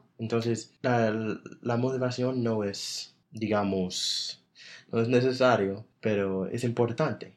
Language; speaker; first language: Spanish; non-native, fluent; English